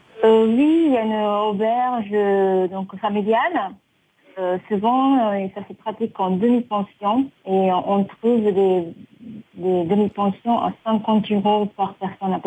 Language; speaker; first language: French; non-native, fluent; Japanese